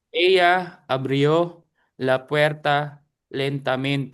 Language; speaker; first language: Spanish; non-native, learner; Filipino